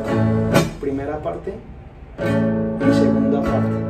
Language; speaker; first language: Spanish; native; Spanish